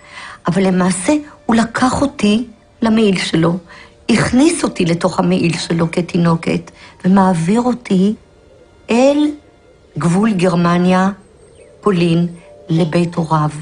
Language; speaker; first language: Hebrew; early bilingual, other home language; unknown